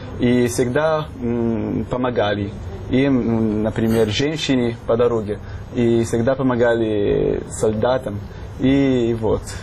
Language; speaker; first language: Russian; non-native, fluent; Italian